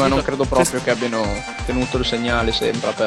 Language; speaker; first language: Italian; native; Italian